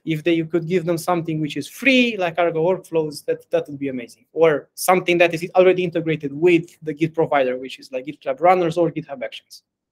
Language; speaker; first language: English; non-native, fluent; Romanian